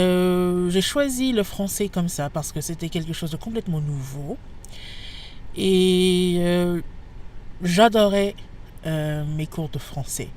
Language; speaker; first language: French; non-native, fluent; English